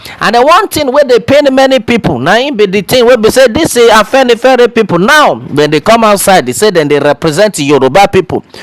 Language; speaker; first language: Nigerian Pidgin; non-native, local second language; Yoruba